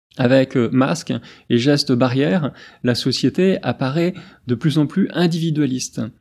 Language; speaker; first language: French; native; French